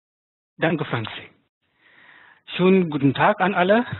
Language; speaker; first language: German; non-native, fluent; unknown